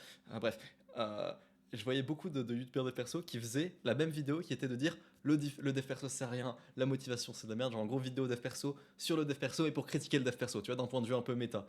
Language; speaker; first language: French; native; French